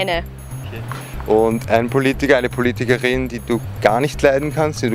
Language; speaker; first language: German; native; German